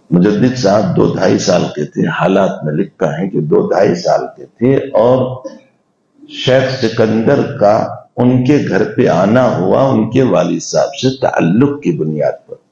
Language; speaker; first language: Urdu; non-native, local second language; Gujarati